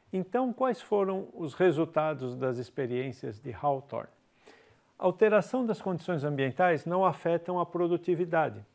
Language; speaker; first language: Portuguese; native; Portuguese